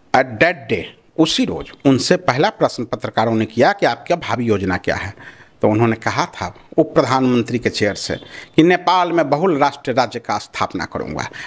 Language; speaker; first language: Hindi; non-native, local second language; Maithili